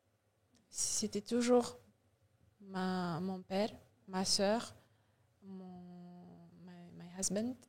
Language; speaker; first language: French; non-native, learner; Romanian